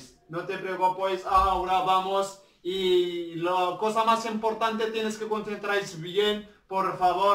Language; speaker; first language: Spanish; non-native, learner; Arabic